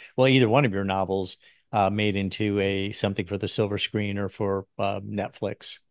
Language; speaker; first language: English; native; English